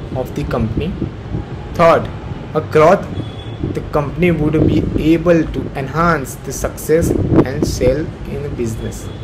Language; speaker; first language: English; non-native, local second language; Gujarati